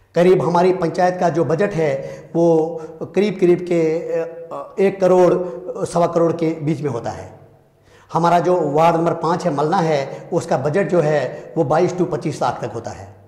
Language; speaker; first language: Hindi; native; Hindi